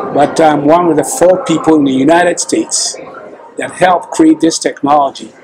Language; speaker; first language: English; non-native, local second language; Akan